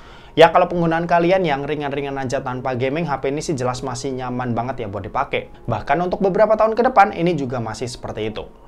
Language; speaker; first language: Indonesian; native; Indonesian